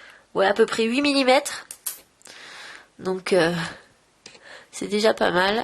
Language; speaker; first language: French; native; French